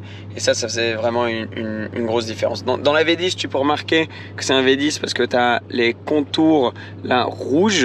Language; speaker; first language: French; native; French